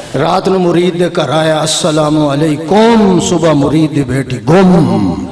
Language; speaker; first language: Urdu; native; Urdu